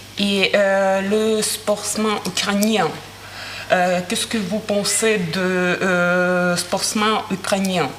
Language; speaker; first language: French; non-native, learner; Ukrainian